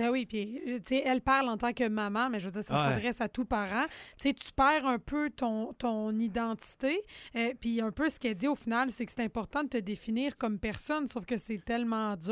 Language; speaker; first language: French; native; French